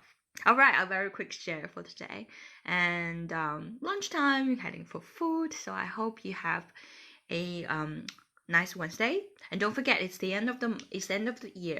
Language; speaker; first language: English; non-native, fluent; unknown